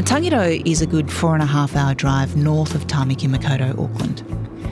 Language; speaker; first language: English; native; English